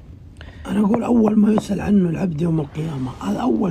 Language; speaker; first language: Arabic; native; Arabic